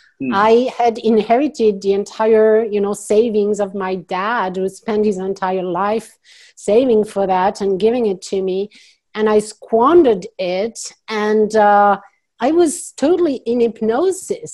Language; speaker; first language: English; non-native, fluent; French